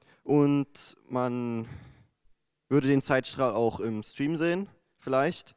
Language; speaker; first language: German; native; German